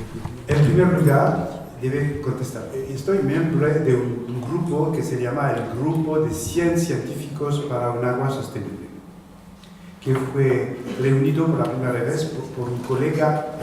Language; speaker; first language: Spanish; non-native, fluent; French